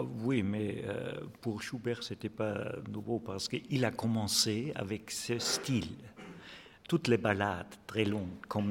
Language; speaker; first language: French; non-native, fluent; German